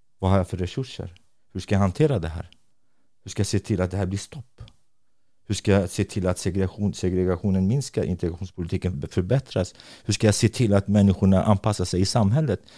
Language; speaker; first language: Swedish; non-native, fluent; Kurdish